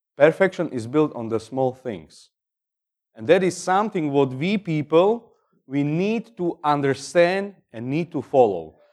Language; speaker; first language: English; non-native, fluent; Slovak